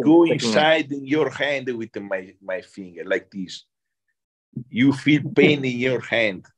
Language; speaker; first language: English; non-native, learner; Italian